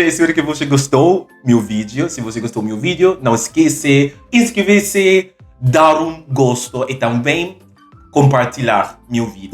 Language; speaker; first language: Portuguese; non-native, learner; English